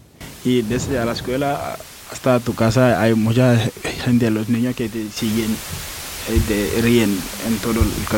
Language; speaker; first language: Spanish; non-native, learner; Wolof